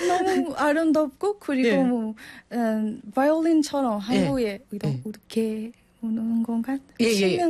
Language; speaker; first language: Korean; non-native, learner; Burmese